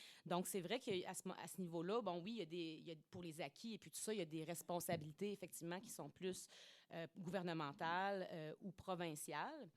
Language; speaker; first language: French; native; French